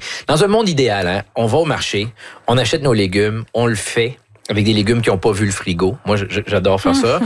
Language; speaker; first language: French; native; French